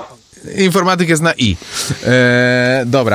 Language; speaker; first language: Polish; native; Polish